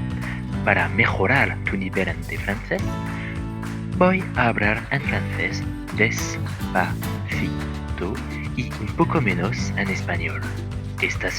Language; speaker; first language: Spanish; non-native, fluent; French